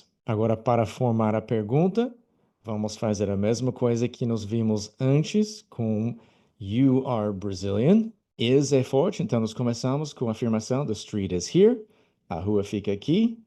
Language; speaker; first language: Portuguese; non-native, fluent; English